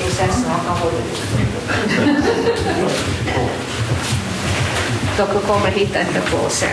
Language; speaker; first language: Norwegian; non-native, fluent; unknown